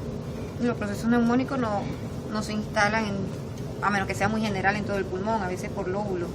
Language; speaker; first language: Spanish; native; Spanish